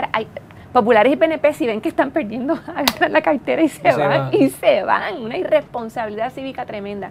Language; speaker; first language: Spanish; native; Spanish